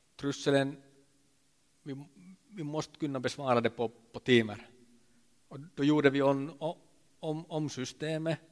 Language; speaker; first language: Swedish; non-native, local second language; Finnish